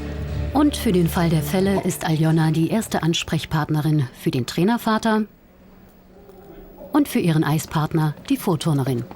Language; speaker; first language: German; native; German